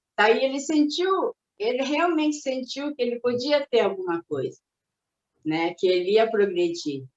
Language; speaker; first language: Portuguese; early bilingual, other home language; Japanese